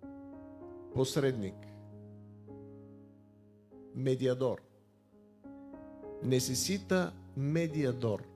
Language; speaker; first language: Spanish; non-native, fluent; Bulgarian